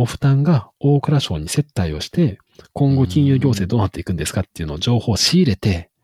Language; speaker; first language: Japanese; native; Japanese